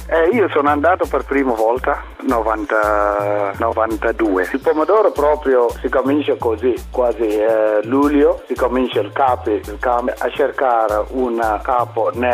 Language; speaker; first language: Italian; non-native, learner; Arabic